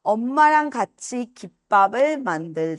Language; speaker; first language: Korean; non-native, fluent; Spanish